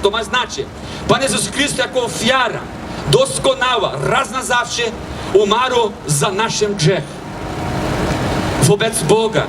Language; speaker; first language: Polish; non-native, fluent; Portuguese